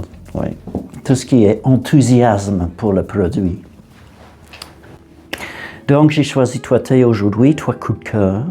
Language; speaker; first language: French; non-native, fluent; English